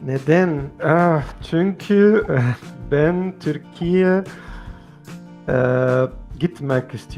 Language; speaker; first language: Turkish; non-native, learner; Portuguese